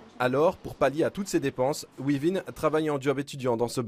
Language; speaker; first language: French; native; French